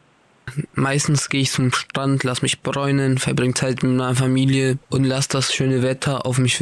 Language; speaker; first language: German; early bilingual, other home language; Portuguese